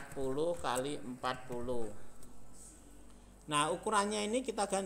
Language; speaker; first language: Indonesian; native; Indonesian